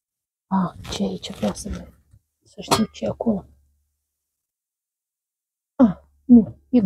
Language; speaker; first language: Romanian; non-native, learner; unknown